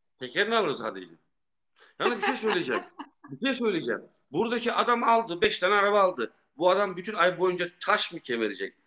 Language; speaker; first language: Turkish; early bilingual, heritage; Turkish